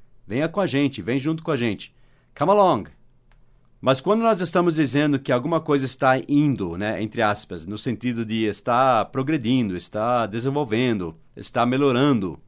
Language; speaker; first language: Portuguese; non-native, fluent; English